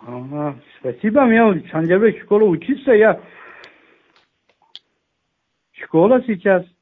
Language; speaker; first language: Russian; non-native, learner; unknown